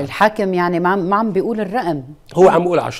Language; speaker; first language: Arabic; native; Arabic